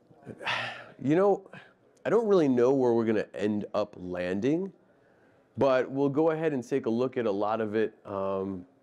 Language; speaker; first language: English; native; English